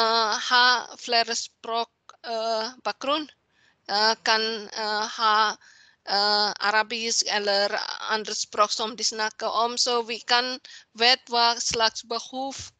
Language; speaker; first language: Norwegian; non-native, learner; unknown